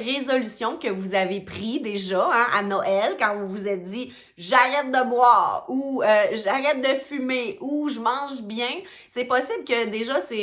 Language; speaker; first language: French; native; French